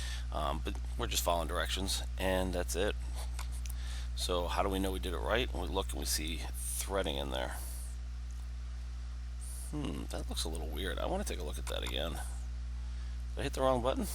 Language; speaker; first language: English; native; English